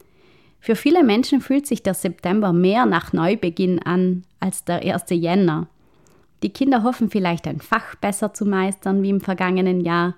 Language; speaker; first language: German; native; German